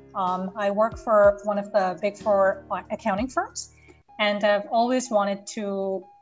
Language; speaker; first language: English; non-native, local second language; Bangla